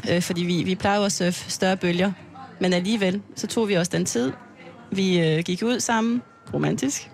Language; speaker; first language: Danish; non-native, fluent; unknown